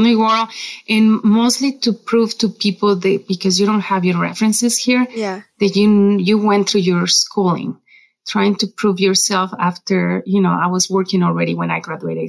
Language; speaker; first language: English; non-native, fluent; Spanish